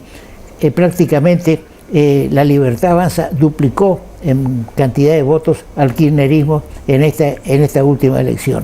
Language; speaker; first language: Spanish; native; Spanish